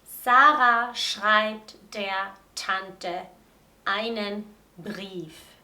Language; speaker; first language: German; non-native, fluent; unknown